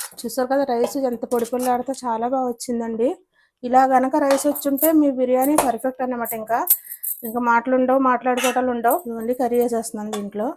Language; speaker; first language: Telugu; native; Telugu